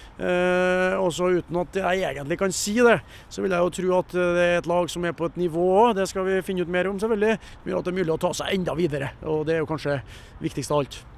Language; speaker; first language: Norwegian; native; Norwegian